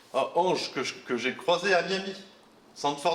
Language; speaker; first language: French; native; French